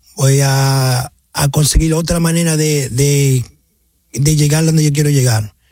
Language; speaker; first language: Spanish; early bilingual, heritage; Spanish